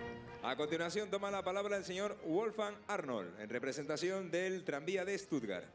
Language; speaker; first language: Spanish; native; Spanish